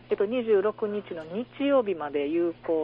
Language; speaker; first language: Japanese; native; Japanese